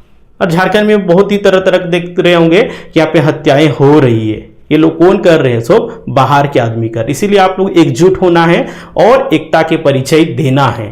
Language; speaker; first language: Hindi; native; Hindi